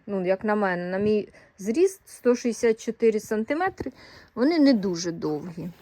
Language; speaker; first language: Ukrainian; native; Ukrainian